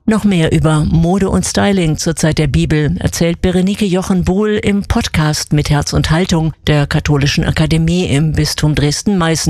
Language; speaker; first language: German; native; German